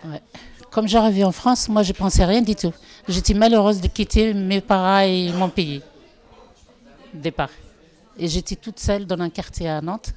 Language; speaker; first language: French; non-native, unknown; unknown